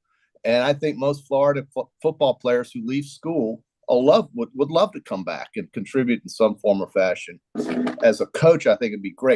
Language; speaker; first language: English; native; English